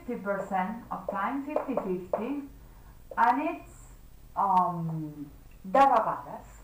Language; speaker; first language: English; non-native, fluent; Catalan